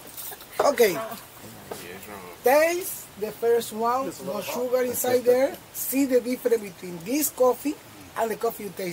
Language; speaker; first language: English; non-native, fluent; Spanish